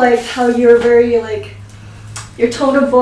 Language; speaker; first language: English; early bilingual, other home language; Korean